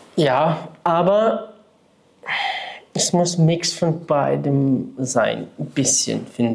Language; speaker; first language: German; non-native, fluent; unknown